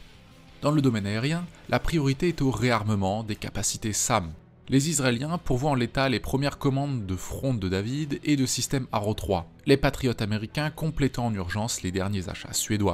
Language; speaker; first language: French; native; French